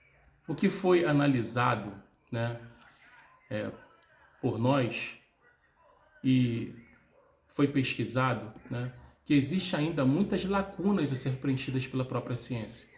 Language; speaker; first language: Portuguese; native; Portuguese